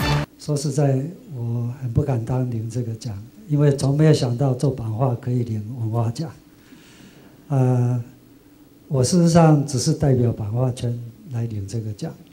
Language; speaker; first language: Chinese; non-native, local second language; Min Nan Chinese